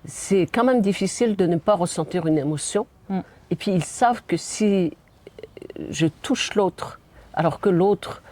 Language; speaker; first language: French; non-native, fluent; Mongolian